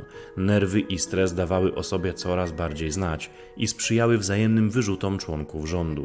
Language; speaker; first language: Polish; native; Polish